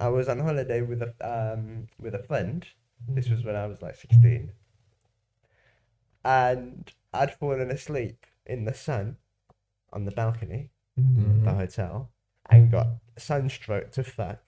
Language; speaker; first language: English; native; English